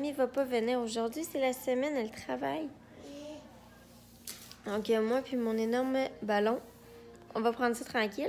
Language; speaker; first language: French; native; French